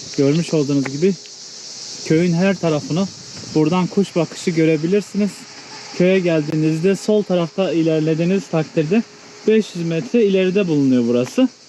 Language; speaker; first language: Turkish; native; Turkish